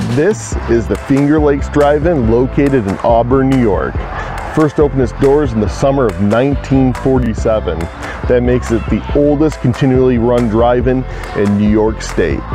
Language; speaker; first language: English; native; English